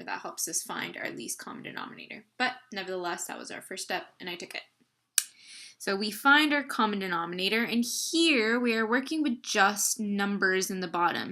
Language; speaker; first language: English; native; English